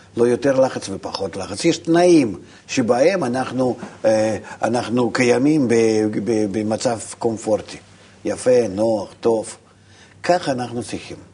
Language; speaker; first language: Hebrew; non-native, fluent; Russian